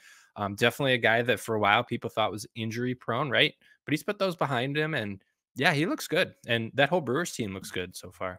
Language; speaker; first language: English; native; English